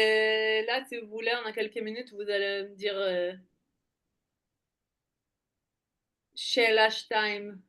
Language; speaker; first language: French; non-native, fluent; Hebrew